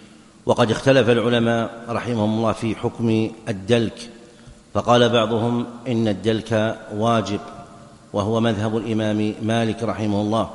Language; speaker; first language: Arabic; native; Arabic